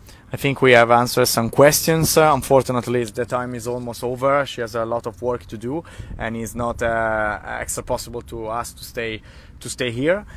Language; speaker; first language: English; non-native, fluent; Italian